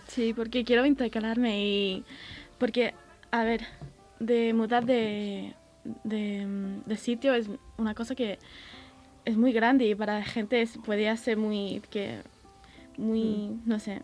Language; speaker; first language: Spanish; early bilingual, heritage; English